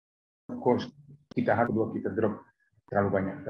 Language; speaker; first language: Indonesian; non-native, learner; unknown